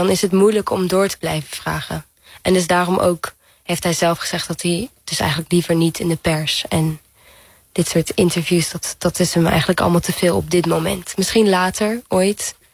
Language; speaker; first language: Dutch; non-native, fluent; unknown